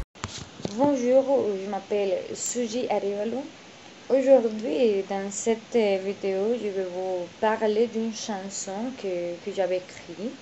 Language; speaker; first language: French; non-native, learner; Spanish